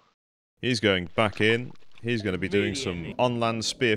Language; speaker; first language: English; native; English